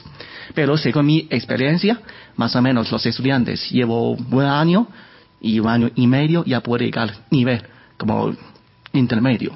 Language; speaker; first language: Spanish; non-native, learner; Chinese